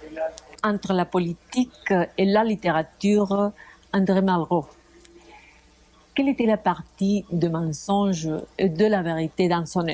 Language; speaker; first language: French; non-native, fluent; Spanish